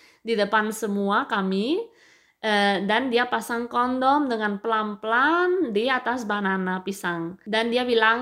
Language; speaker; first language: Indonesian; non-native, fluent; Spanish